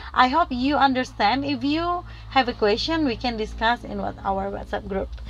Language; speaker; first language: English; non-native, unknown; Indonesian